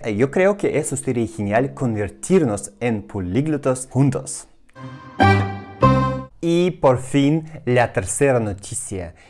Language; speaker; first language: Spanish; non-native, fluent; Russian